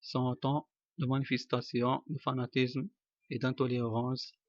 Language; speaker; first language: French; non-native, local second language; Arabic